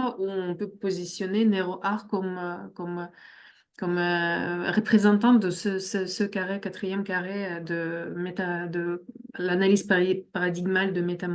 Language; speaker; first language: French; non-native, fluent; Russian